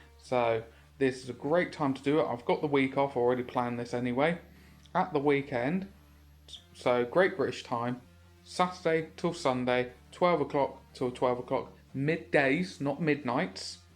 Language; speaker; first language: English; native; English